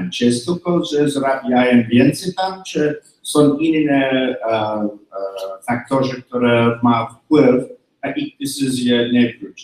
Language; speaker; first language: Polish; non-native, learner; English